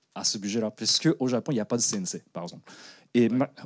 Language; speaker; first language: French; non-native, fluent; Japanese